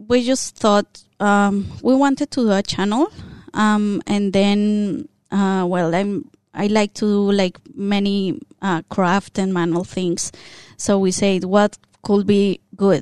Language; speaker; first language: English; non-native, fluent; Spanish